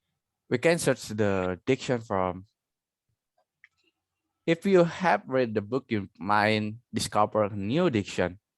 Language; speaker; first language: English; non-native, learner; Indonesian